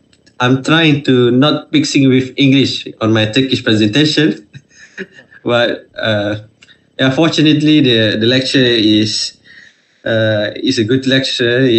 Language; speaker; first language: English; non-native, fluent; Malay